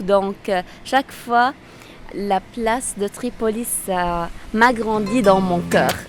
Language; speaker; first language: French; non-native, local second language; Arabic